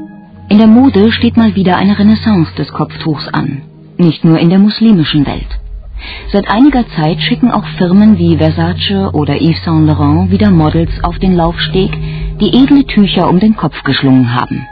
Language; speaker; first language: German; native; German